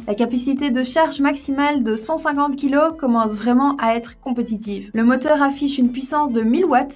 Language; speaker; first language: French; native; French